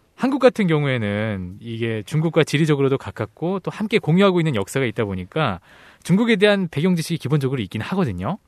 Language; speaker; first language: Korean; native; Korean